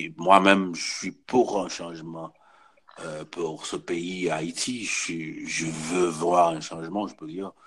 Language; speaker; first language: French; non-native, local second language; Haitian Creole